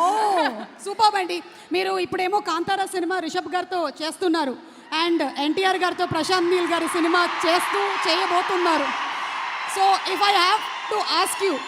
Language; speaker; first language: Telugu; native; Telugu